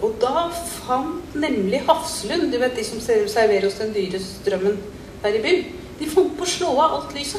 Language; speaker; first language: Norwegian; native; Norwegian